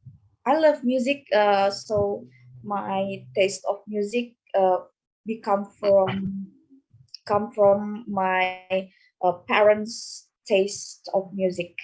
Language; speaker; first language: English; non-native, learner; Indonesian